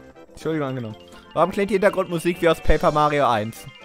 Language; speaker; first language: German; native; German